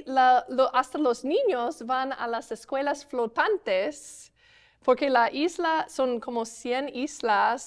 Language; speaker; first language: Spanish; non-native, learner; English